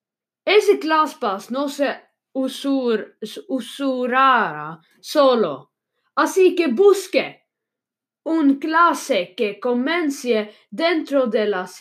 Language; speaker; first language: Spanish; non-native, learner; Swedish